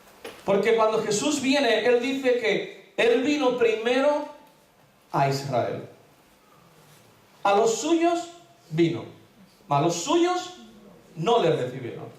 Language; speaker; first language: Spanish; native; Spanish